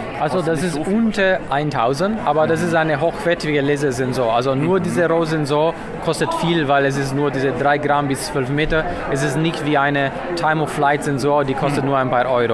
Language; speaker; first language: German; non-native, learner; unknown